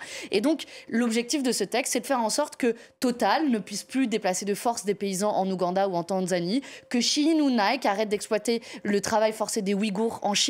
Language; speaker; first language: French; native; French